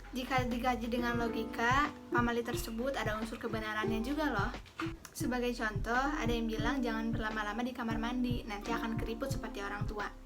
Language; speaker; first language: Indonesian; native; Indonesian